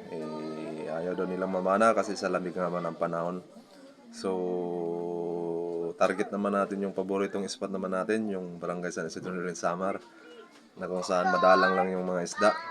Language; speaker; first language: Filipino; non-native, local second language; Waray